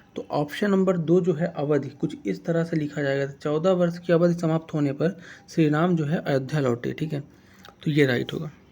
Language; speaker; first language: Hindi; native; Hindi